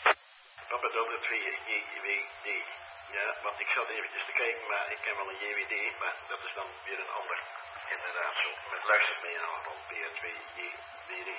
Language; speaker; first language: Dutch; native; Dutch